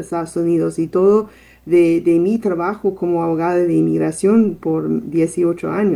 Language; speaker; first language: Spanish; non-native, fluent; English